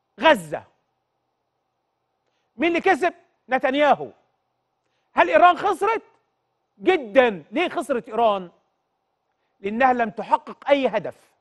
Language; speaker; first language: Arabic; native; Arabic